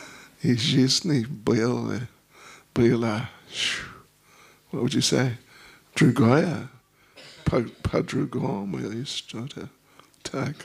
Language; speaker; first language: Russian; non-native, learner; English